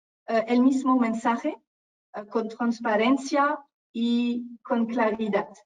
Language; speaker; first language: Spanish; non-native, fluent; French